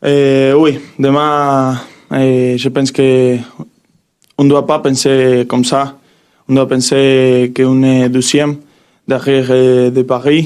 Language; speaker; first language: French; non-native, learner; Spanish